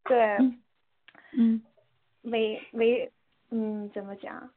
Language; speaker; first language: Chinese; non-native, learner; Korean